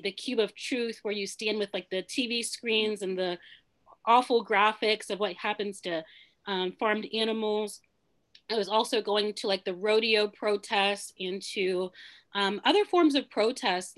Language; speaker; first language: English; early bilingual, other home language; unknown